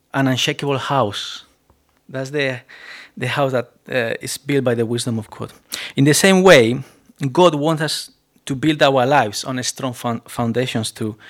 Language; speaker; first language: English; non-native, fluent; Spanish